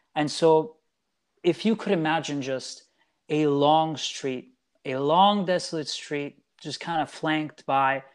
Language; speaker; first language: English; early bilingual, other home language; Italian